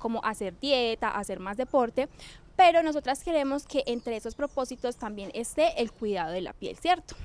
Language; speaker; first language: Spanish; native; Spanish